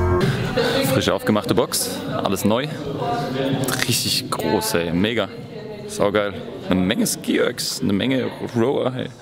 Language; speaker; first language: German; native; German